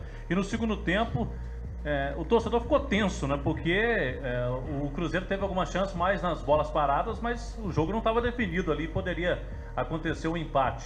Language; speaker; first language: Portuguese; native; Portuguese